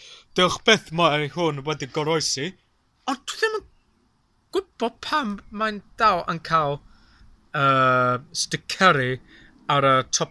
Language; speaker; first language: Welsh; non-native, learner; English